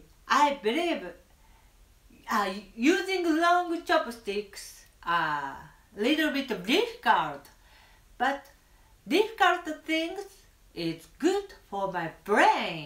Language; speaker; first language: English; non-native, learner; Japanese